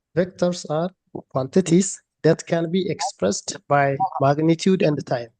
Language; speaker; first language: English; non-native, local second language; Amharic